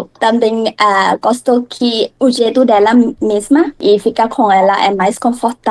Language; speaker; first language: Portuguese; non-native, learner; Thai